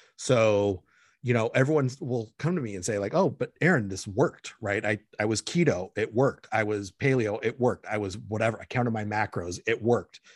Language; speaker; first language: English; early bilingual, other home language; Spanish